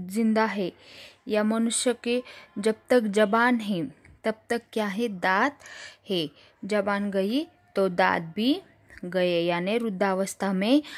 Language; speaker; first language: Hindi; non-native, local second language; Marathi